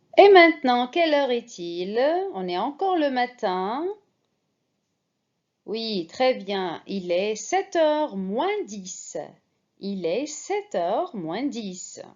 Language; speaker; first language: French; non-native, fluent; Arabic